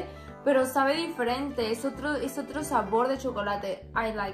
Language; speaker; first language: Spanish; native; Spanish